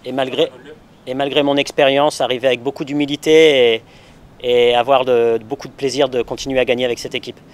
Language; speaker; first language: French; native; French